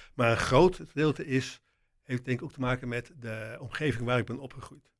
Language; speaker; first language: Dutch; native; Dutch